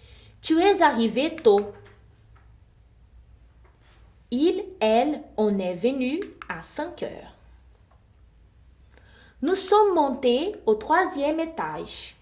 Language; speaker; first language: French; non-native, fluent; Portuguese